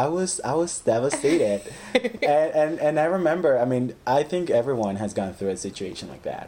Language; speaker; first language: English; non-native, fluent; Spanish